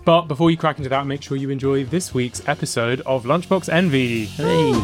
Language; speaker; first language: English; native; English